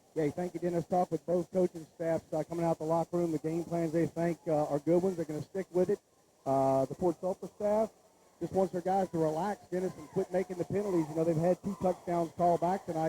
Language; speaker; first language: English; native; English